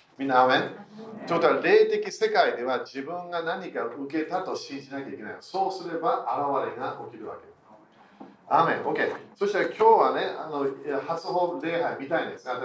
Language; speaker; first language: Japanese; non-native, fluent; English